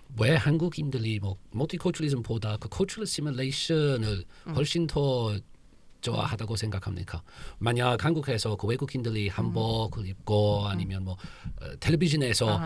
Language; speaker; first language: Korean; non-native, learner; English